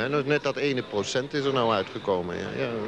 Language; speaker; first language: Dutch; native; Dutch